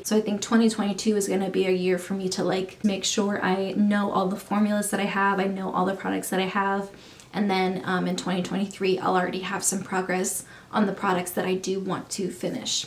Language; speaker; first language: English; native; English